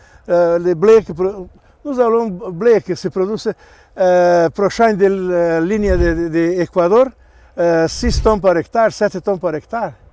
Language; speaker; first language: French; non-native, learner; Portuguese